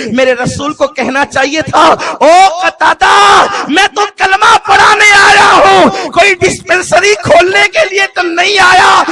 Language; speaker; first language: Urdu; native; Urdu